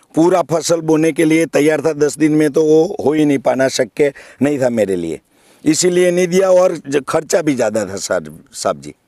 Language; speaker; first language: Hindi; non-native, local second language; Gujarati